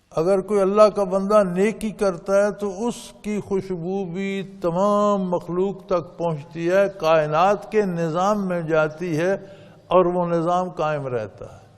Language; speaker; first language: Urdu; non-native, local second language; Punjabi